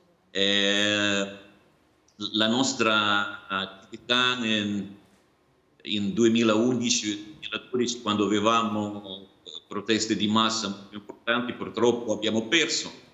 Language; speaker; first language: Italian; non-native, fluent; Russian